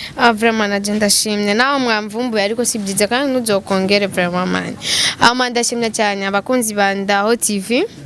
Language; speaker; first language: Rundi; native; Rundi